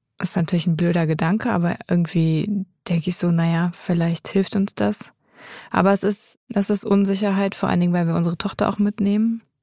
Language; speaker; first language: German; native; German